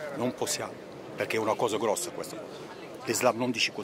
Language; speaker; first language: Italian; non-native, learner; Arabic